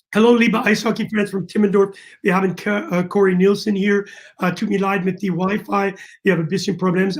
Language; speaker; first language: German; non-native, learner; English